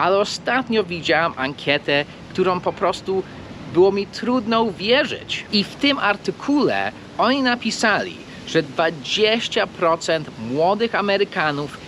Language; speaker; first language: Polish; non-native, fluent; English